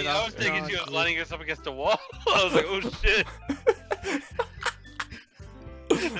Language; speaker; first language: English; native; English